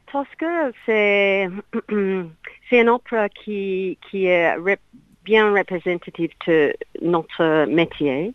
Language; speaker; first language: French; non-native, learner; English